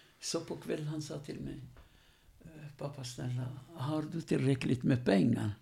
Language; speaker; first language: Swedish; non-native, fluent; Arabic